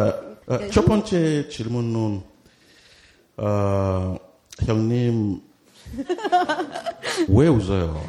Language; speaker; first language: Korean; non-native, learner; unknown